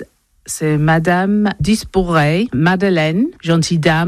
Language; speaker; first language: French; non-native, learner; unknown